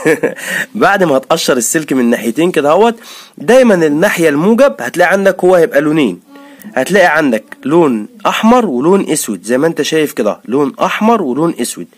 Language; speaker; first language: Arabic; native; Arabic